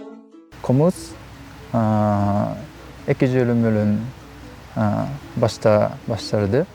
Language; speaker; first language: Kyrgyz; non-native, learner; Japanese